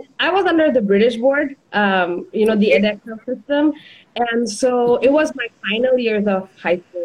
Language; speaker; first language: English; non-native, local second language; Bangla